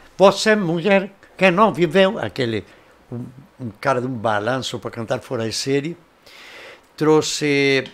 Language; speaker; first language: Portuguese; non-native, fluent; Spanish